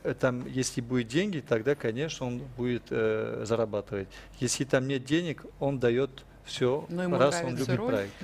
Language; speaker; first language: Russian; non-native, fluent; French